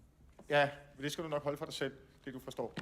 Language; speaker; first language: Danish; native; Danish